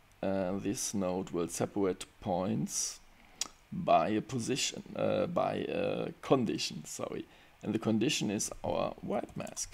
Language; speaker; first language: English; non-native, fluent; German